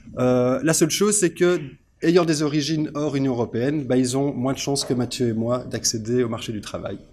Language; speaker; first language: French; native; French